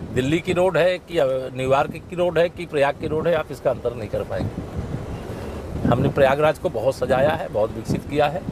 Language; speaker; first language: Hindi; native; Hindi